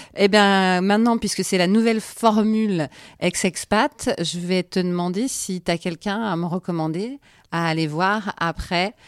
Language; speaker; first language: French; native; French